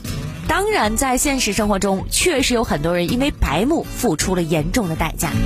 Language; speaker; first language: Chinese; native; Chinese